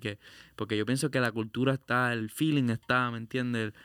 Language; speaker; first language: Spanish; early bilingual, heritage; Spanish